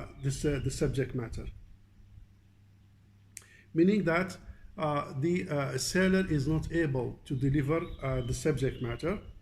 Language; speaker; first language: English; non-native, fluent; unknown